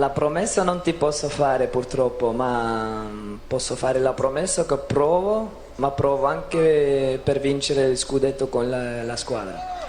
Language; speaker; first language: Italian; non-native, fluent; Dutch